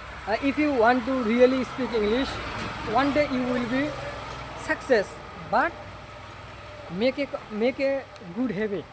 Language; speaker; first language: English; non-native, learner; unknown